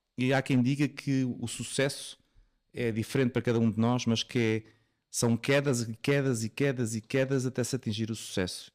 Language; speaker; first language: Portuguese; native; Portuguese